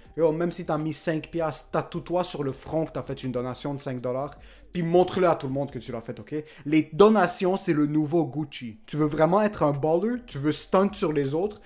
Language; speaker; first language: French; native; French